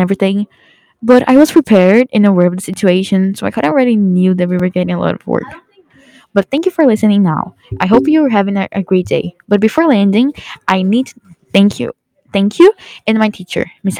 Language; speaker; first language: English; early bilingual, other home language; Portuguese